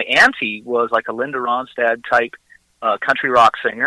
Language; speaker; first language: English; native; English